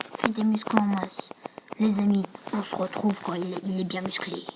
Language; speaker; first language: French; native; French